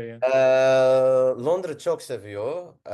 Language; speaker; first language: Turkish; non-native, learner; Arabic